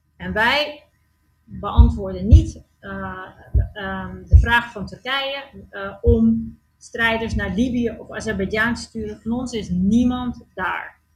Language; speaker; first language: Dutch; native; Dutch